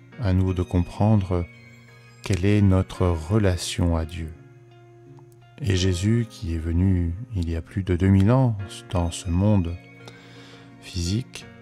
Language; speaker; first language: French; native; French